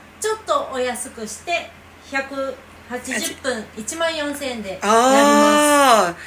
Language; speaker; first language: Japanese; non-native, fluent; Thai